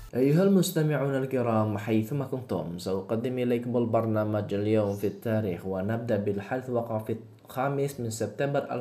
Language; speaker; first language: Arabic; non-native, fluent; Indonesian